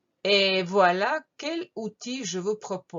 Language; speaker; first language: French; non-native, fluent; Croatian